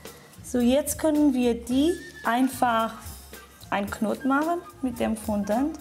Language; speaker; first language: German; non-native, fluent; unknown